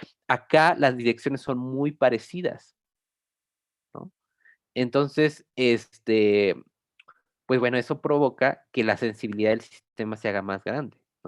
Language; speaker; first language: Spanish; native; Spanish